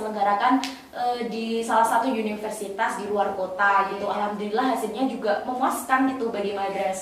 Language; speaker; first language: Indonesian; native; Indonesian